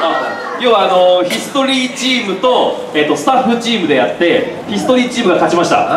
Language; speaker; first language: Japanese; native; Japanese